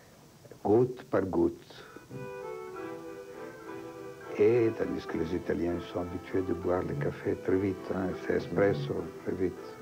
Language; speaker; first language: French; non-native, fluent; Greek